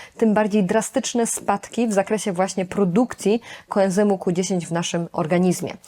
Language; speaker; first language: Polish; native; Polish